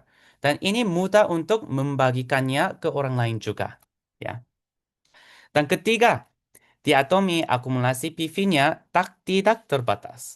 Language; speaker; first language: Indonesian; non-native, fluent; Korean